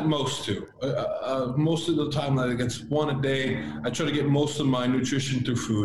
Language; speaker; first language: English; early bilingual, other home language; Latvian